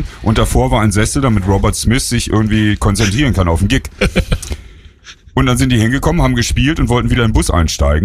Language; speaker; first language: German; native; German